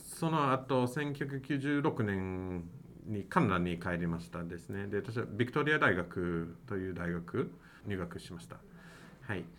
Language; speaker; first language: Japanese; non-native, fluent; English